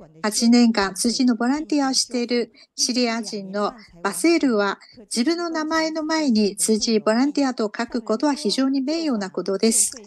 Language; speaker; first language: Japanese; non-native, fluent; Chinese